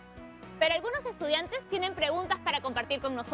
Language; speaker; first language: Spanish; native; Spanish